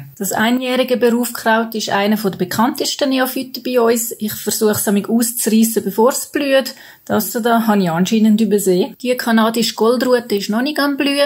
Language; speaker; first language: German; native; German